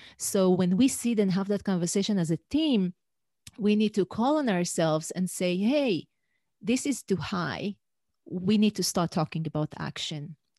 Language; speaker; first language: English; non-native, fluent; Hebrew